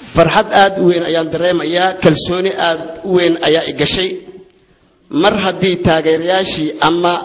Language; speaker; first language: Somali; non-native, local second language; Maay